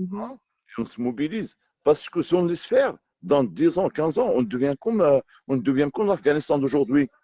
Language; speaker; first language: French; non-native, local second language; Kabyle